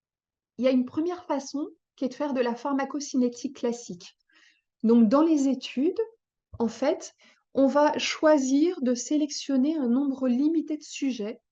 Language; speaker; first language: French; native; French